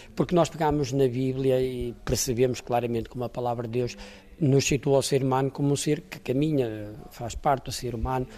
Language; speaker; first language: Portuguese; native; Portuguese